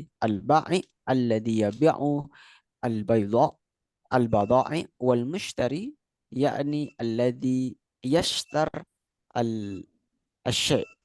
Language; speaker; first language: Arabic; non-native, fluent; Indonesian